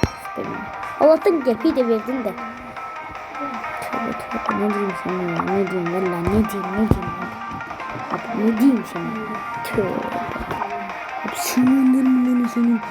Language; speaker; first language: Turkish; non-native, learner; Azerbaijani